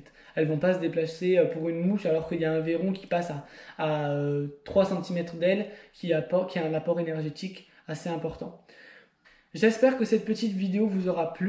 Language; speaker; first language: French; native; French